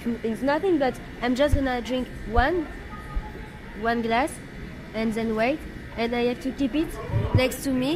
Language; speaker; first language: English; non-native, learner; French